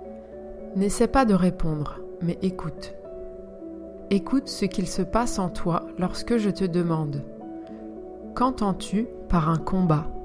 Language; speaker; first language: French; native; French